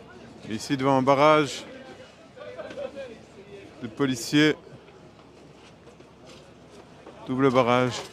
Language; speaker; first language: French; native; French